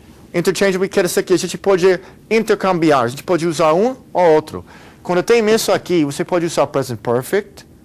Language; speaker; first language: Portuguese; non-native, fluent; Spanish